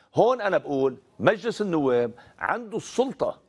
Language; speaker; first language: Arabic; native; Arabic